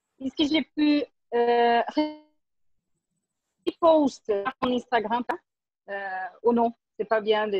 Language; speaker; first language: French; non-native, learner; Portuguese